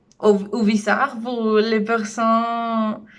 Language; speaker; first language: French; non-native, learner; Spanish